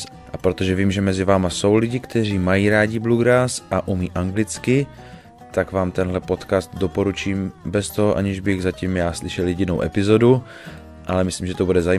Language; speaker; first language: Czech; native; Czech